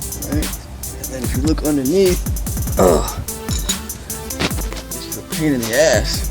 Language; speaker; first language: English; native; English